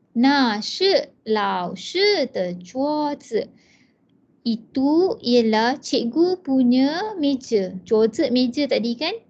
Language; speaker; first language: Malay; non-native, local second language; Chinese